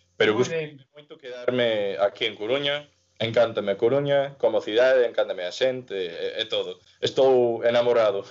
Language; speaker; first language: Galician; non-native, fluent; English